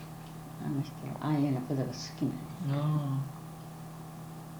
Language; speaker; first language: Japanese; native; Japanese